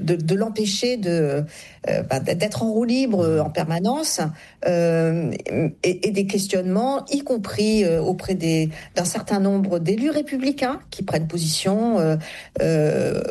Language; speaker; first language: French; native; French